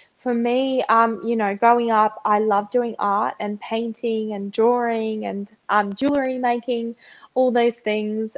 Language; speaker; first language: English; early bilingual, other home language; Russian